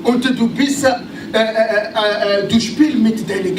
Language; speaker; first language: German; non-native, learner; French